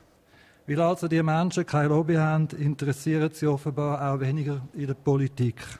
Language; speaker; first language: German; native; German